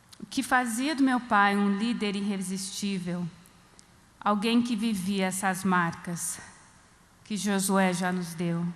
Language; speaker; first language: Portuguese; non-native, fluent; English